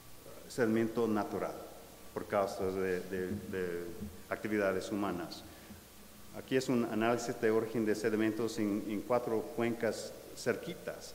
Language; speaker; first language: Spanish; non-native, fluent; English